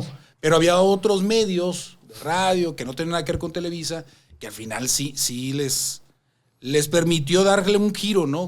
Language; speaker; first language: Spanish; native; Spanish